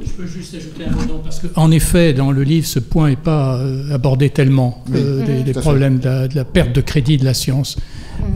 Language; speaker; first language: French; native; French